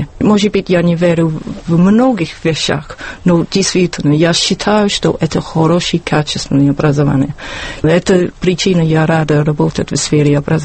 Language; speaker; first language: Russian; non-native, learner; English